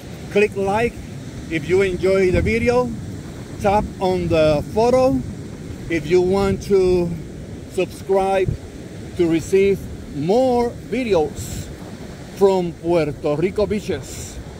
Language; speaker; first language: English; non-native, local second language; Spanish